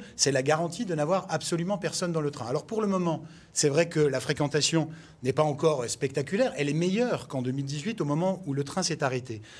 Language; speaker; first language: French; native; French